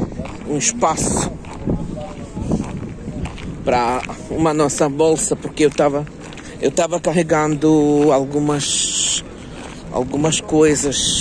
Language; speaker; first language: Portuguese; non-native, fluent; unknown